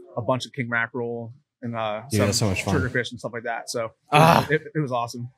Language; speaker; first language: English; native; English